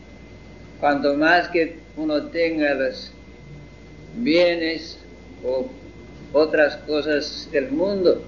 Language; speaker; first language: Spanish; non-native, fluent; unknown